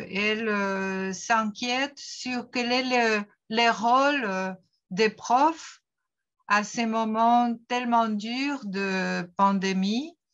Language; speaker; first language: French; non-native, fluent; Portuguese